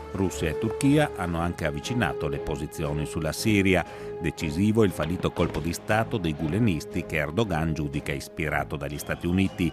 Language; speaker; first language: Italian; native; Italian